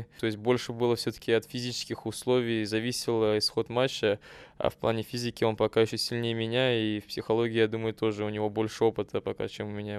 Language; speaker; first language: Russian; native; Russian